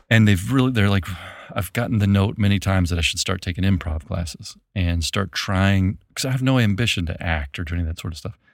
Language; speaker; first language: English; native; English